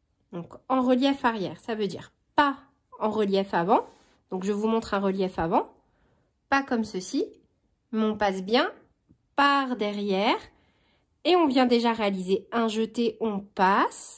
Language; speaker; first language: French; native; French